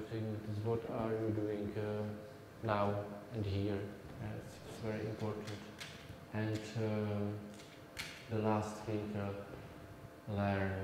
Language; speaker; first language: English; non-native, learner; Czech